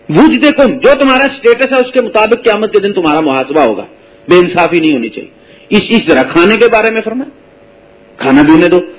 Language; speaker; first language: Urdu; native; Urdu